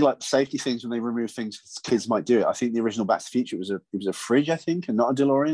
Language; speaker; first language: English; native; English